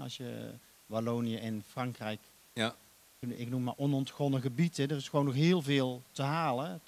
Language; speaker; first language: Dutch; native; Dutch